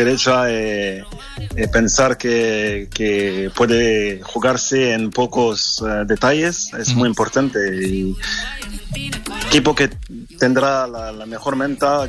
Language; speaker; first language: Spanish; non-native, fluent; French